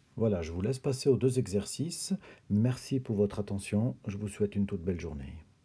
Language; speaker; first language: French; native; French